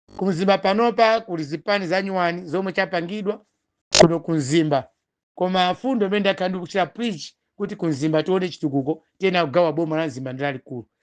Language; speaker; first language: Nyanja; non-native, local second language; Tumbuka